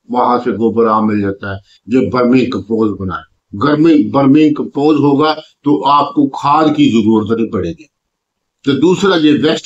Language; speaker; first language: Urdu; non-native, local second language; Punjabi